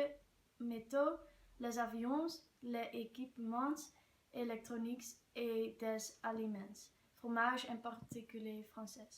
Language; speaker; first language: French; non-native, learner; Dutch